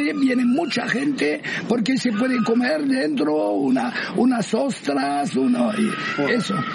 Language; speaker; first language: Spanish; non-native, fluent; French